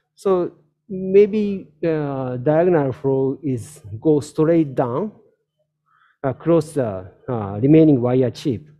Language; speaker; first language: English; non-native, learner; Japanese